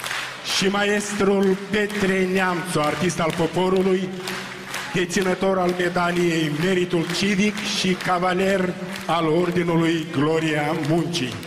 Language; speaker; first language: Romanian; native; Romanian